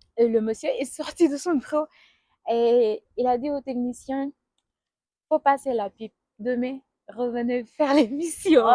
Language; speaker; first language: French; non-native, local second language; Wolof